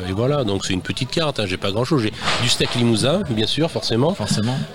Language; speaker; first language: French; native; French